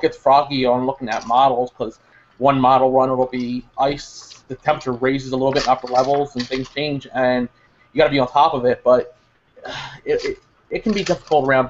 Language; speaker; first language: English; native; English